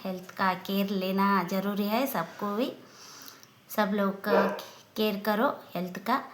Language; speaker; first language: Hindi; non-native, local second language; Kannada